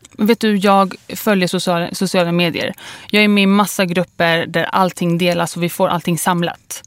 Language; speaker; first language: Swedish; early bilingual, other home language; Kurdish